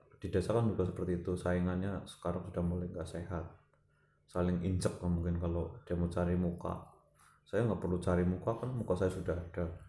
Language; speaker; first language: Indonesian; non-native, local second language; Javanese